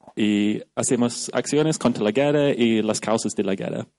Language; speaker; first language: Spanish; non-native, fluent; English